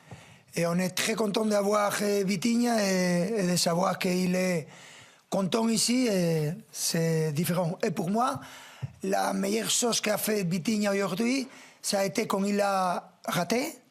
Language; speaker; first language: French; non-native, fluent; Spanish